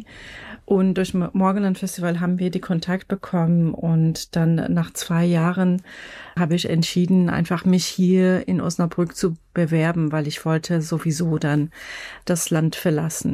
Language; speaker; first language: German; non-native, fluent; Persian